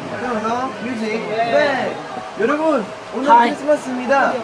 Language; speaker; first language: Korean; non-native, learner; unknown